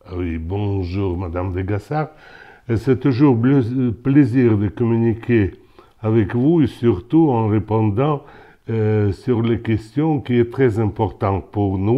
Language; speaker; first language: French; non-native, local second language; Ukrainian